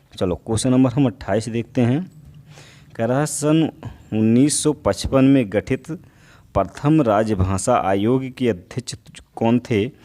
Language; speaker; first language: Hindi; native; Hindi